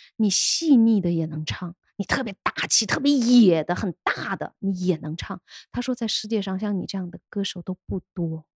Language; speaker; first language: Chinese; native; Chinese